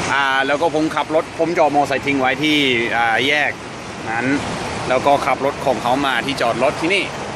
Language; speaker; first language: Thai; non-native, fluent; English